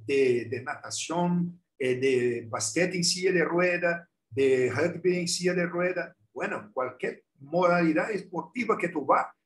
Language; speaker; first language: Spanish; non-native, learner; Portuguese